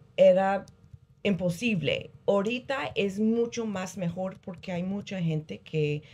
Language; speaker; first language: Spanish; early bilingual, heritage; Spanish